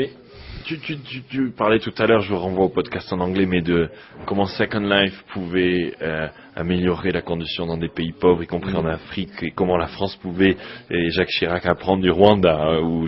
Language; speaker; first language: French; native; French